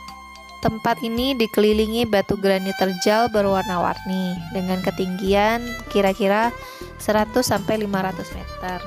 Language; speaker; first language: Indonesian; native; Indonesian